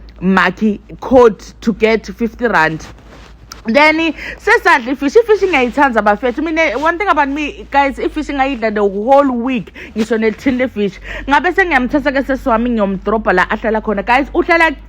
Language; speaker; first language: Zulu; non-native, local second language; Swati